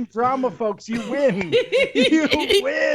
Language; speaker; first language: English; native; English